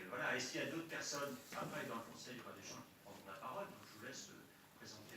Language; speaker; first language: French; native; French